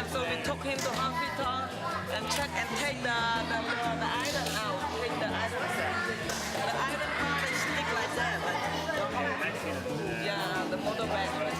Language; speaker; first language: English; non-native, learner; Khmer